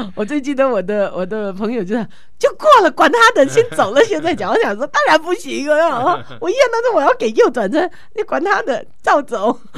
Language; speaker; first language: Chinese; native; Chinese